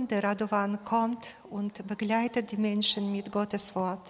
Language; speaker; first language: German; non-native, fluent; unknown